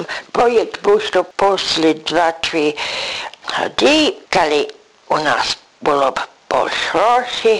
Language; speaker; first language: Ukrainian; early bilingual, heritage; English